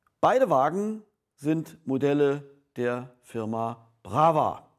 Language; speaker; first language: German; native; German